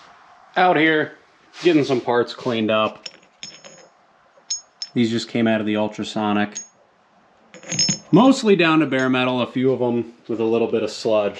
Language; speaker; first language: English; native; English